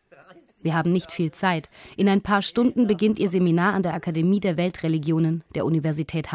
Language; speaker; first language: German; native; German